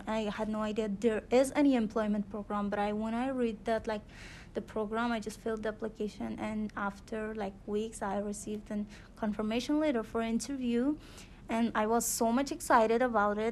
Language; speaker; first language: English; non-native, fluent; Persian